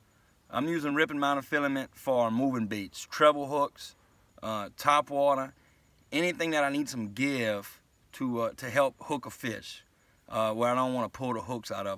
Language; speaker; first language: English; native; English